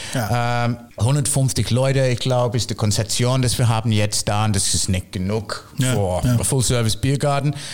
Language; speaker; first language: German; non-native, fluent; English